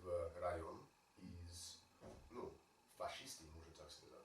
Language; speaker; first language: Russian; non-native, learner; English